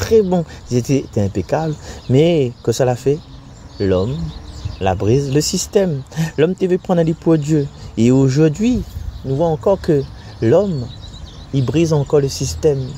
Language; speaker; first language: French; non-native, local second language; Réunion Creole French